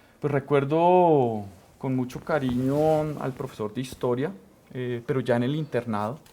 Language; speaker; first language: Spanish; native; Spanish